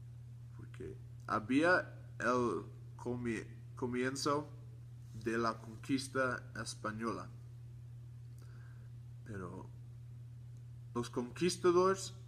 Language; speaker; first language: Spanish; non-native, learner; English